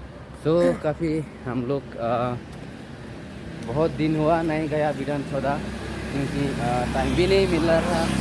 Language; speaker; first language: Hindi; non-native, local second language; Kok Borok